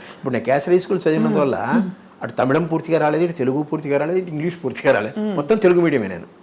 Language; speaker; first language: Telugu; native; Telugu